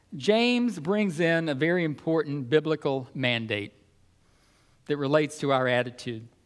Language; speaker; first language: English; native; English